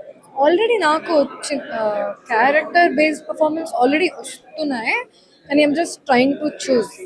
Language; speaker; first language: Telugu; non-native, fluent; Hindi